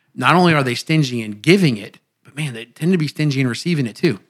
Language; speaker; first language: English; native; English